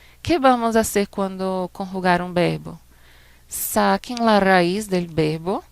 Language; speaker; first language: Spanish; non-native, fluent; Portuguese